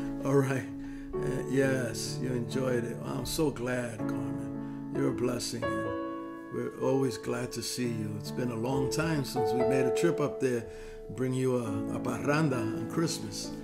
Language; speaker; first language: English; early bilingual, other home language; Spanish